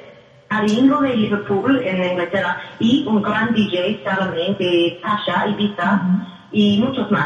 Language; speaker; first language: Spanish; non-native, fluent; English